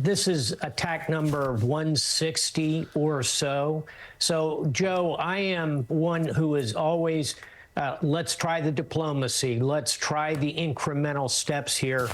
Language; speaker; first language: English; native; English